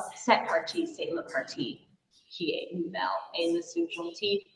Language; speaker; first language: French; non-native, fluent; English